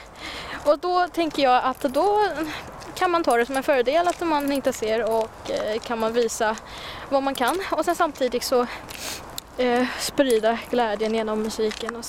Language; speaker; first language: Swedish; non-native, fluent; Chinese